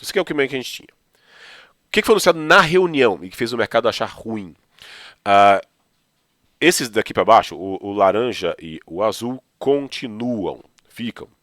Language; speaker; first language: Portuguese; native; Portuguese